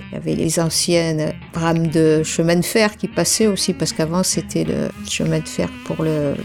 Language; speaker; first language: French; native; French